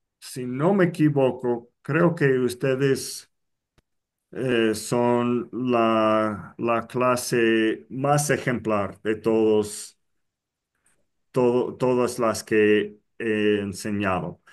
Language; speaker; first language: Spanish; non-native, fluent; English